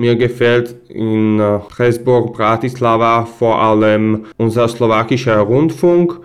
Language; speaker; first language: German; non-native, fluent; Slovak